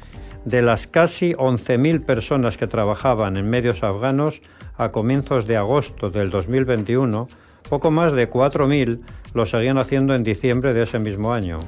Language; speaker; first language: Spanish; native; Spanish